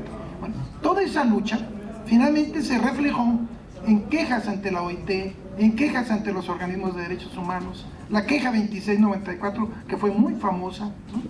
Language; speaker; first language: Spanish; native; Spanish